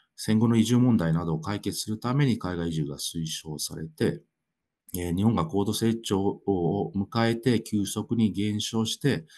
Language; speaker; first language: Japanese; native; Japanese